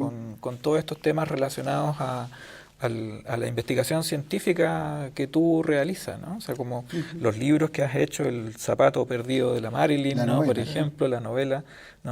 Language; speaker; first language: Spanish; native; Spanish